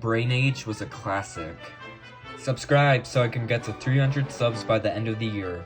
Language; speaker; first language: English; native; English